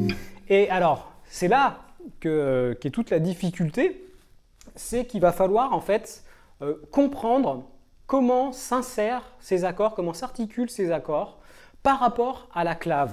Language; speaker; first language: French; native; French